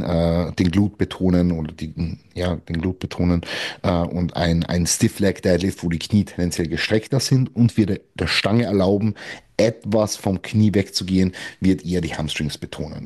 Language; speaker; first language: German; native; German